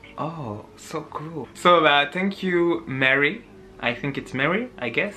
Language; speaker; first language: English; non-native, learner; French